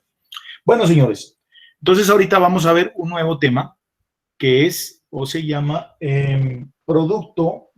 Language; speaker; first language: Spanish; native; Spanish